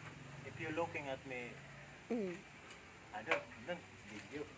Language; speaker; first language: English; non-native, local second language; Cebuano